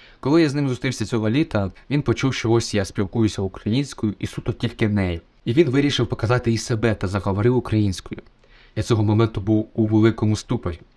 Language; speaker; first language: Ukrainian; native; Ukrainian